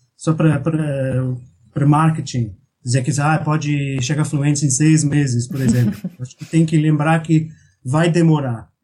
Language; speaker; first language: Portuguese; non-native, fluent; English